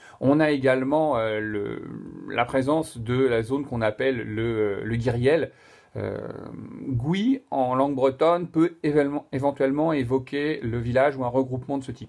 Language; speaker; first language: French; native; French